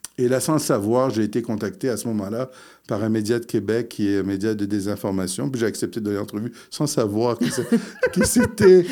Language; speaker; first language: French; early bilingual, other home language; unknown